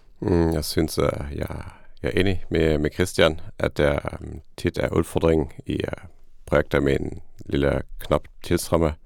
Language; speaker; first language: Danish; non-native, fluent; Luxembourgish